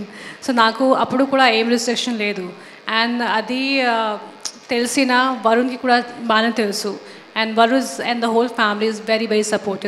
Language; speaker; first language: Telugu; non-native, fluent; Hindi